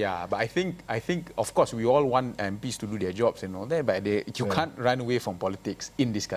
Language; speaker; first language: English; non-native, local second language; Malay